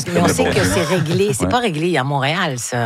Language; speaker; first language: French; native; French